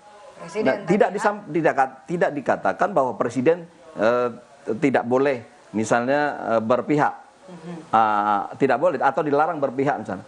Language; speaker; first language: Indonesian; native; Indonesian